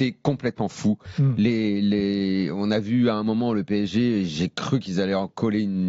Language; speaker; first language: French; native; French